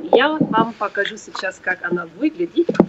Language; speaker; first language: Russian; non-native, fluent; German